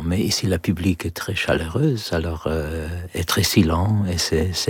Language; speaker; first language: French; non-native, learner; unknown